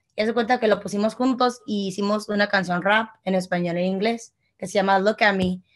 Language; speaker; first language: Spanish; early bilingual, heritage; Spanish